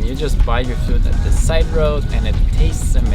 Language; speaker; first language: English; non-native, fluent; German